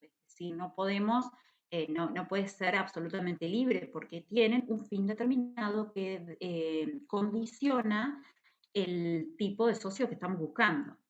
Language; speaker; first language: Spanish; native; Spanish